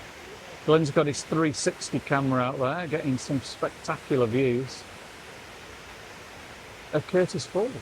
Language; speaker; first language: English; native; English